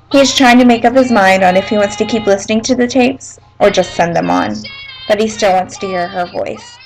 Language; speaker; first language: English; native; English